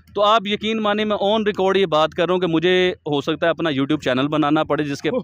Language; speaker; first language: Urdu; native; Urdu